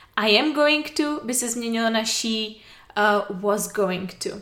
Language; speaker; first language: English; non-native, fluent; Czech